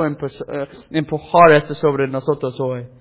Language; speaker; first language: Spanish; non-native, learner; English